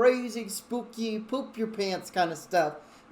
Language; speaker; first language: English; native; English